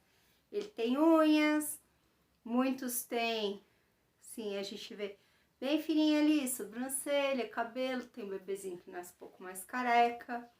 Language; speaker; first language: Portuguese; native; Portuguese